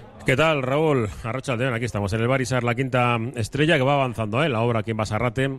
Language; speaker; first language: Spanish; native; Spanish